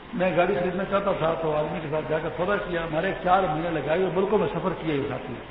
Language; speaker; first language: Urdu; non-native, local second language; Pashto